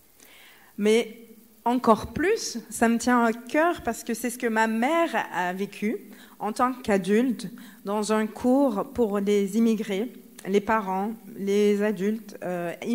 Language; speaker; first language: French; early bilingual, other home language; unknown